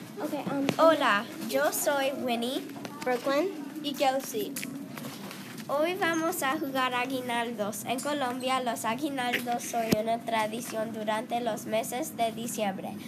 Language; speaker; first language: Spanish; non-native, learner; English